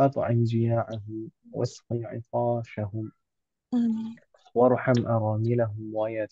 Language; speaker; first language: Arabic; non-native, fluent; Indonesian